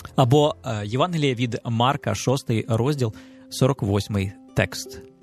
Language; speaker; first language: Ukrainian; native; Ukrainian